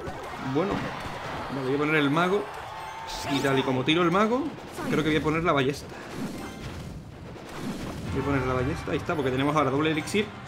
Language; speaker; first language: Spanish; native; Spanish